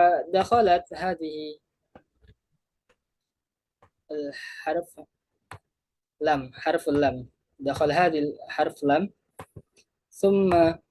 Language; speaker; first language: Arabic; non-native, fluent; Indonesian